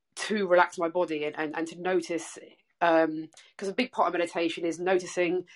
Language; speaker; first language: English; native; English